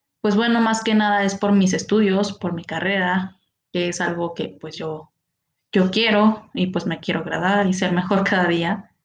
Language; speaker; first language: Spanish; native; Spanish